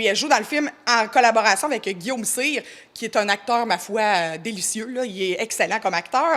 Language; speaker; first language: French; native; French